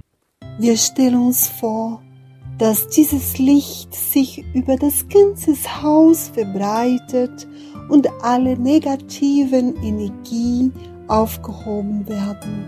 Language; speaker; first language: German; non-native, fluent; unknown